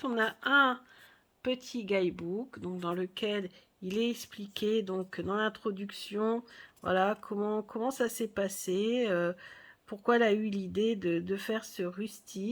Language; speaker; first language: French; native; French